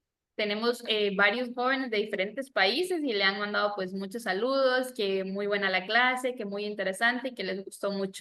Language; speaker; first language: Spanish; native; Spanish